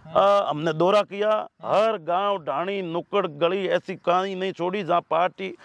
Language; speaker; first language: Hindi; native; Hindi